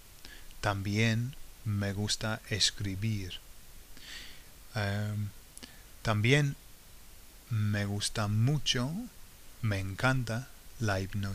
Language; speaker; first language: Spanish; non-native, fluent; English